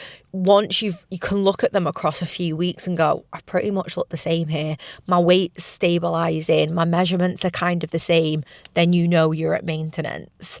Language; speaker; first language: English; native; English